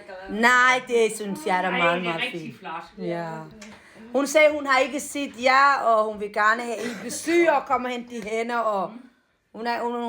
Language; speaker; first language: Danish; early bilingual, heritage; Somali